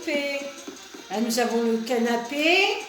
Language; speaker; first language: French; native; French